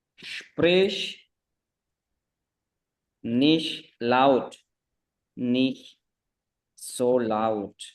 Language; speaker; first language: German; non-native, fluent; Indonesian